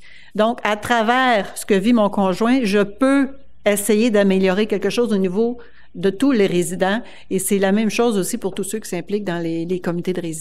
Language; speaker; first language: French; native; French